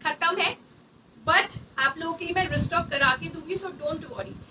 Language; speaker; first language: Hindi; non-native, local second language; Bangla